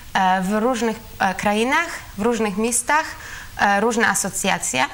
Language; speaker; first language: Ukrainian; non-native, learner; Polish